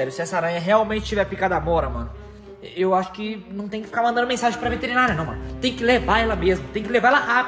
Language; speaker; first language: Portuguese; native; Portuguese